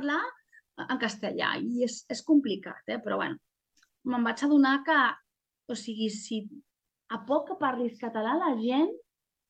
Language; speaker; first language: Catalan; non-native, local second language; Spanish